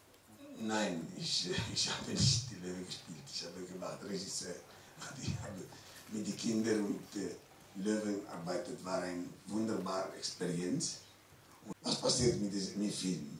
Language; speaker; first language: German; non-native, learner; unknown